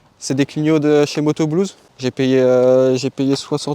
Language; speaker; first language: French; native; French